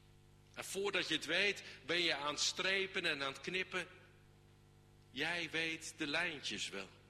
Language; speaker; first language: Dutch; native; Dutch